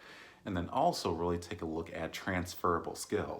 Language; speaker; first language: English; native; English